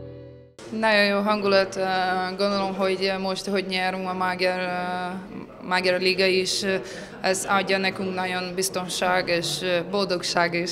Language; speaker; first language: Hungarian; non-native, learner; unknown